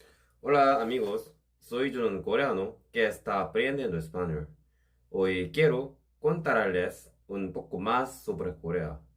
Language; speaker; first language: Spanish; non-native, learner; Korean